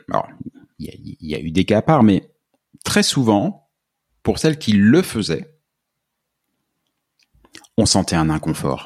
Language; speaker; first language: French; native; French